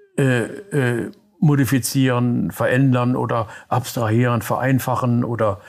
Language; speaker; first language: German; native; German